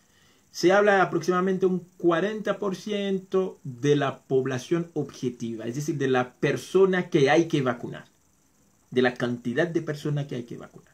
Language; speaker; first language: Spanish; non-native, fluent; Haitian Creole